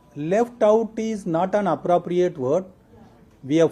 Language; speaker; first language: English; non-native, local second language; Marathi